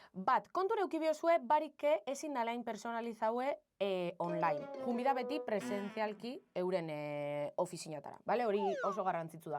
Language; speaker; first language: Basque; native; Basque